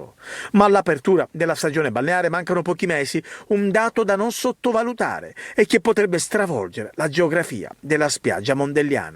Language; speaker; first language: Italian; native; Italian